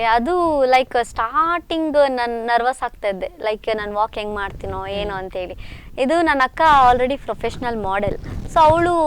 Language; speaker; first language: Kannada; native; Kannada